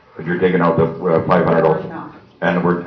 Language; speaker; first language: English; native; English